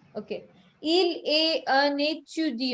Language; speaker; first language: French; non-native, fluent; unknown